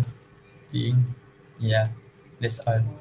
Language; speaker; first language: English; non-native, local second language; Malay